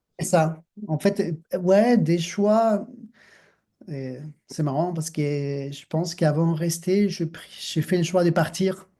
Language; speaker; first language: French; non-native, fluent; Spanish